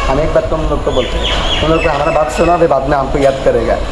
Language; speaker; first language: Hindi; non-native, learner; Bangla